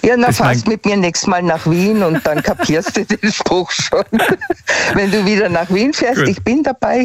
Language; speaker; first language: German; native; German